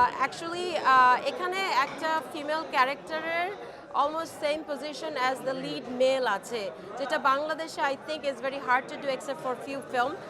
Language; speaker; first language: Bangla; early bilingual, heritage; Bangla